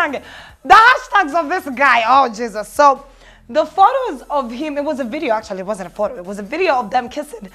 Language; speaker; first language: English; non-native, local second language; Ganda